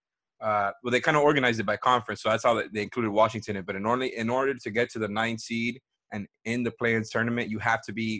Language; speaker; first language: English; native; English